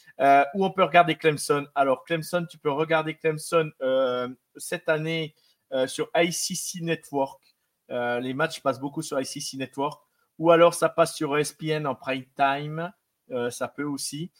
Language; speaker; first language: French; native; French